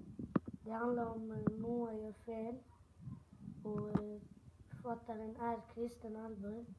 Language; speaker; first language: Swedish; early bilingual, other home language; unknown